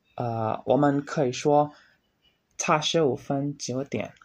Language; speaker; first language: Chinese; non-native, learner; Indonesian